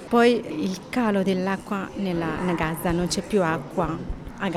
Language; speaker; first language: Italian; non-native, learner; Arabic